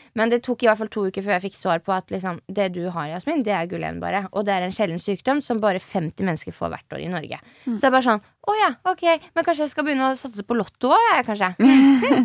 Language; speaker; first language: Norwegian; early bilingual, other home language; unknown